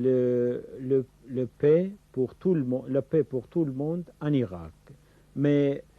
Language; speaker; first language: French; non-native, fluent; Kurdish